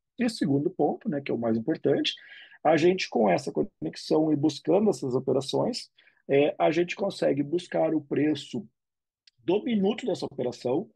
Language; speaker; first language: Portuguese; native; Portuguese